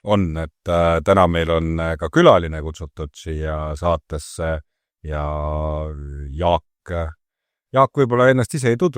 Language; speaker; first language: Estonian; native; Estonian